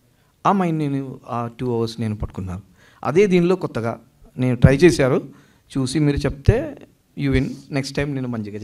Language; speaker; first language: Telugu; non-native, learner; Malayalam